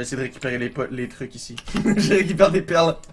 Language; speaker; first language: French; native; French